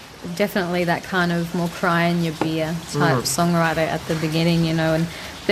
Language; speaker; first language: English; native; English